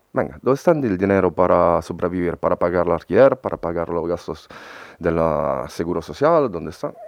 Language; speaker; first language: Spanish; non-native, fluent; Italian